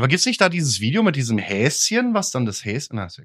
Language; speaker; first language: German; native; German